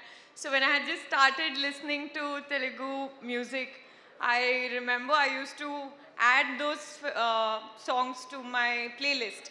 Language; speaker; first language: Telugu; non-native, learner; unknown